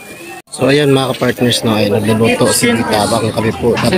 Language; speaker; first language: Filipino; native; Filipino